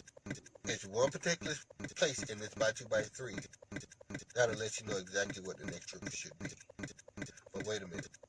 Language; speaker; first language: English; native; English